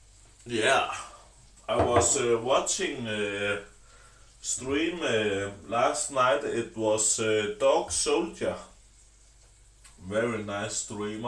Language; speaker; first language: English; non-native, learner; Danish